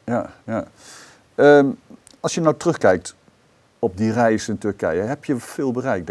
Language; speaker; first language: Dutch; native; Dutch